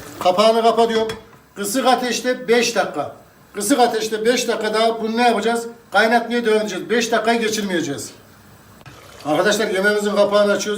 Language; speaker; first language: Turkish; native; Turkish